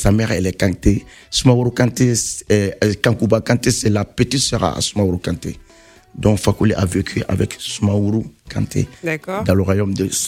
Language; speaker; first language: French; non-native, local second language; Mandingo